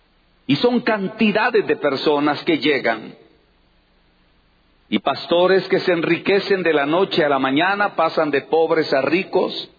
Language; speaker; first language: Spanish; native; Spanish